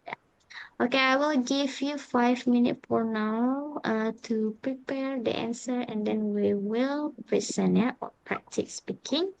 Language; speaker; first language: English; non-native, fluent; Indonesian